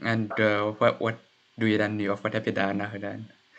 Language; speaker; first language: Dutch; native; Dutch